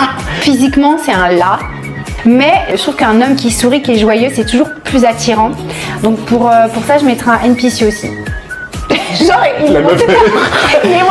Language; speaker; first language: French; native; French